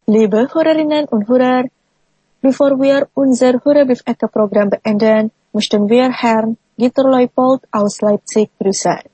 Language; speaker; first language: German; non-native, fluent; Indonesian